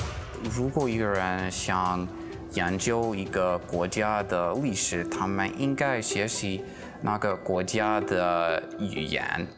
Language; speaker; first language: Chinese; non-native, fluent; English